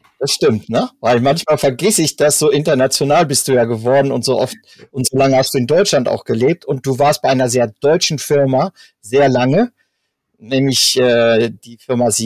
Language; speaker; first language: German; native; German